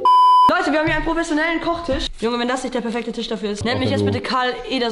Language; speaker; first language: German; native; German